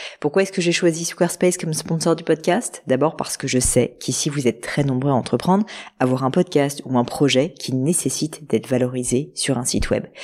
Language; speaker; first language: French; native; French